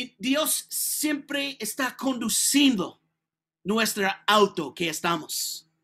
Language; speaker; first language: Spanish; non-native, learner; English